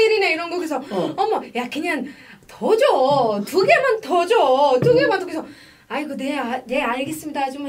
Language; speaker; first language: Korean; non-native, fluent; Arabic